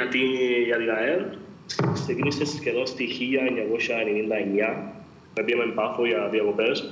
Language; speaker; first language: Greek; early bilingual, other home language; English